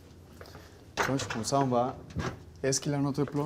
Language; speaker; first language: French; non-native, fluent; Spanish